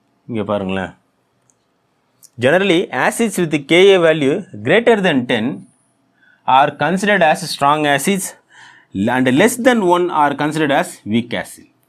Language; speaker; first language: English; non-native, local second language; Tamil